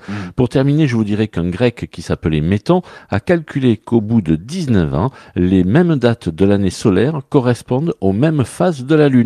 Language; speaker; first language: French; native; French